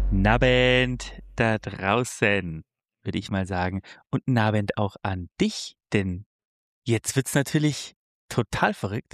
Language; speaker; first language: German; native; German